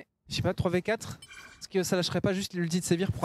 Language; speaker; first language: French; native; French